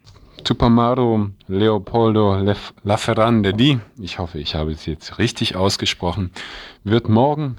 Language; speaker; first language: German; native; German